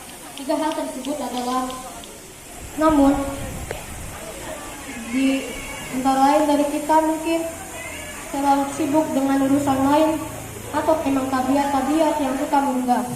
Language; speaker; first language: Indonesian; native; Indonesian